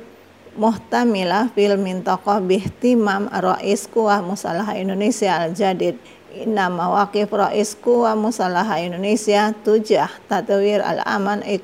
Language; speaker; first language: Arabic; non-native, learner; Indonesian